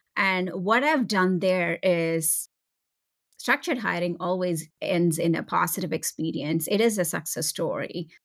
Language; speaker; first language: English; non-native, local second language; Tamil